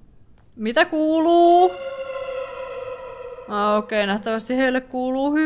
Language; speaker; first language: Finnish; native; Finnish